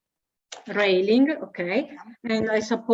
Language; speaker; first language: English; non-native, learner; Italian